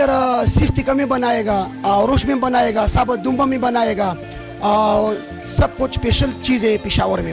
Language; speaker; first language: Hindi; non-native, local second language; Pashto